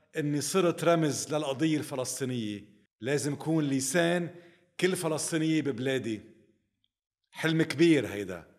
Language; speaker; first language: Arabic; native; Arabic